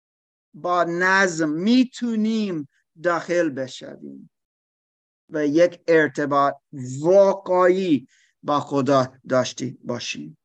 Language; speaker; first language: Persian; non-native, fluent; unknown